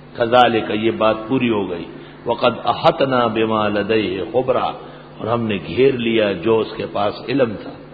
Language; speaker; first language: Urdu; non-native, local second language; Pashto